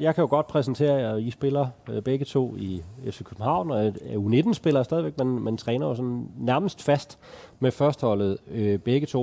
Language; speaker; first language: Danish; native; Danish